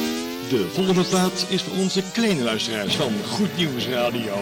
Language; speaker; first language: Dutch; native; Dutch